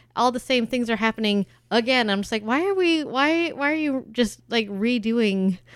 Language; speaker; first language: English; early bilingual, other home language; German